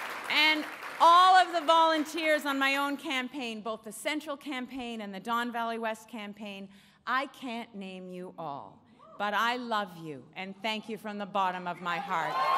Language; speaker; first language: English; native; English